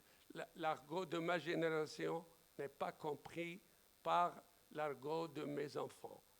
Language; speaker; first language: French; non-native, fluent; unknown